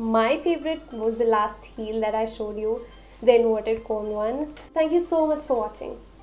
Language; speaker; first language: English; non-native, local second language; Hindi